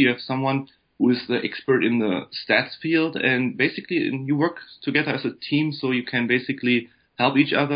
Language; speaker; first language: English; non-native, fluent; German